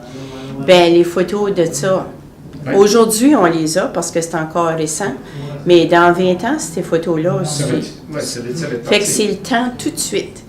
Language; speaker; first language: French; native; French